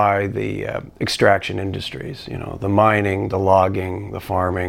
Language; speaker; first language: English; native; English